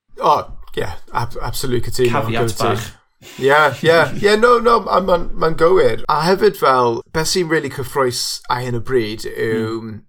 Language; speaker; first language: Welsh; non-native, local second language; English